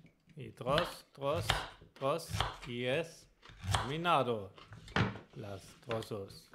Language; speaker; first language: Spanish; non-native, learner; German